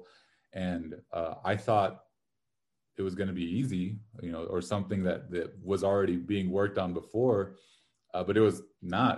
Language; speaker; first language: English; native; English